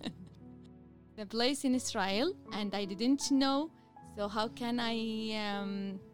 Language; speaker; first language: English; non-native, learner; Arabic